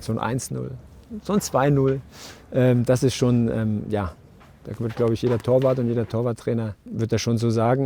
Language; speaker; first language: German; native; German